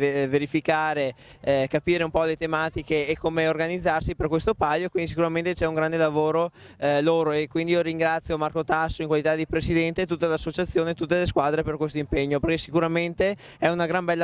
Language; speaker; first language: Italian; native; Italian